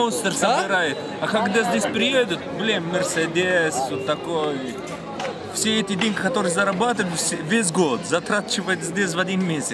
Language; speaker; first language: Russian; non-native, fluent; Arabic